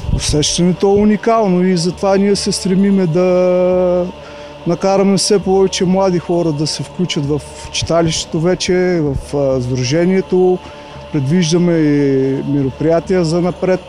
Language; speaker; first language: Bulgarian; native; Bulgarian